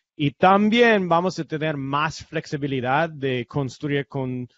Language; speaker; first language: Spanish; non-native, learner; English